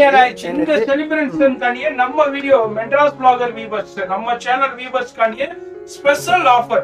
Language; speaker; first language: Tamil; native; Tamil